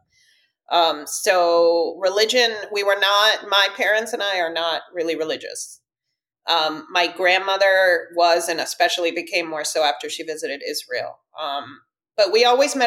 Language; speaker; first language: English; early bilingual, other home language; Russian